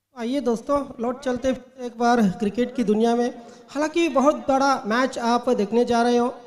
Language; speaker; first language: Hindi; non-native, local second language; Marathi